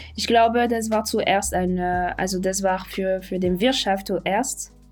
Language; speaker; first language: German; non-native, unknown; French